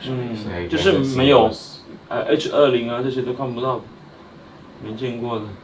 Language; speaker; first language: Chinese; native; Chinese